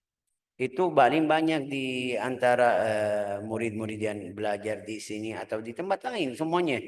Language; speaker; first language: Indonesian; non-native, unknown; Arabic